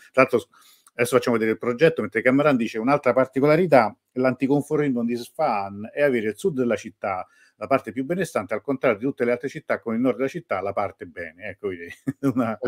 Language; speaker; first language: Italian; native; Italian